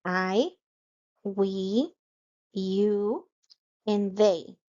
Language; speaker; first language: English; non-native, fluent; Spanish